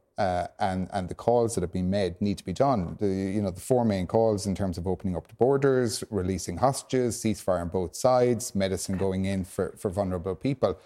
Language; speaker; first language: English; native; English